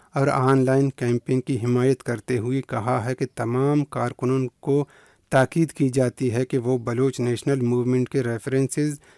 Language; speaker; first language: Urdu; non-native, local second language; Baluchi